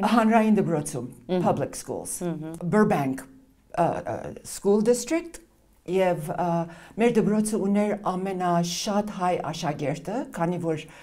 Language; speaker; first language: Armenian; early bilingual, heritage; Armenian